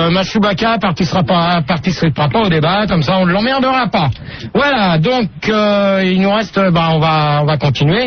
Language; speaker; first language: French; native; French